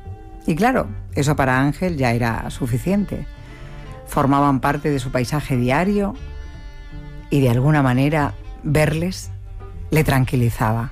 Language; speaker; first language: Spanish; native; Spanish